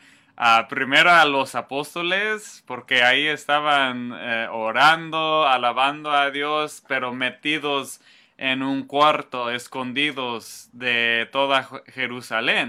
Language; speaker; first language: Spanish; non-native, fluent; English